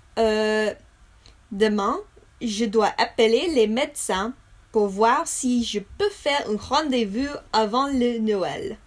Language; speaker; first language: French; non-native, learner; English